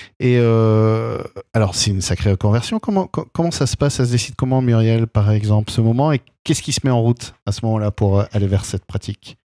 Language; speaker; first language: French; native; French